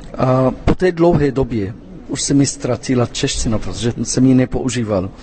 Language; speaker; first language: Czech; non-native, fluent; Arabic